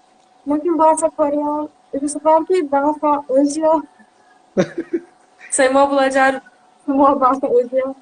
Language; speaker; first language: Indonesian; non-native, learner; Turkish